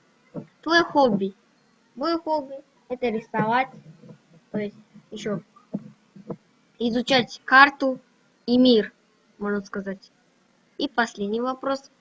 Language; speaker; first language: Russian; non-native, local second language; Kazakh